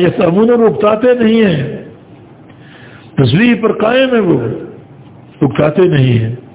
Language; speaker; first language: Urdu; native; Urdu